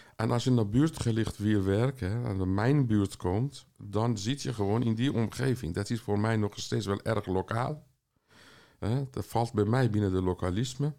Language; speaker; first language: Dutch; non-native, fluent; Persian